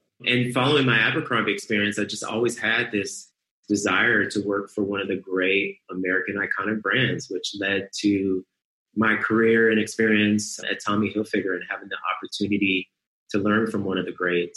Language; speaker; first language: English; native; English